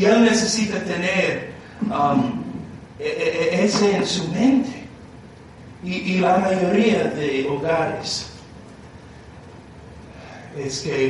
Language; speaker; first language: Spanish; non-native, learner; English